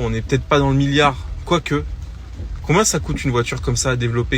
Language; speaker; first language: French; native; French